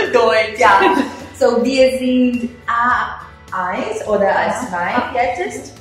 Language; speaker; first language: German; non-native, learner; Portuguese